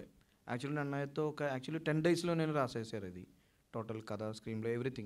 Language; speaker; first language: Telugu; non-native, learner; Malayalam